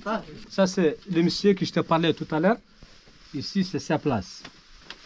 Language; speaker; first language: French; non-native, local second language; Arabic